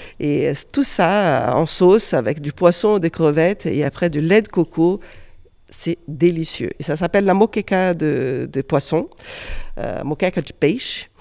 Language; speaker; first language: French; non-native, fluent; Portuguese